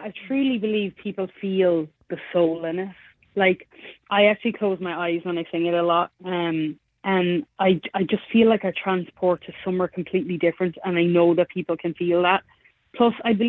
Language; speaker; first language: English; native; English